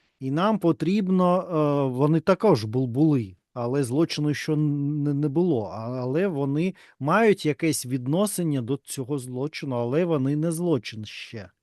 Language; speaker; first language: Ukrainian; non-native, learner; Russian